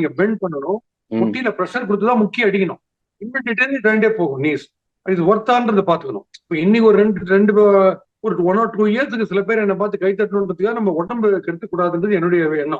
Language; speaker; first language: Tamil; native; Tamil